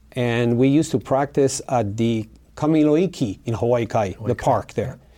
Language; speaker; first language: English; non-native, fluent; French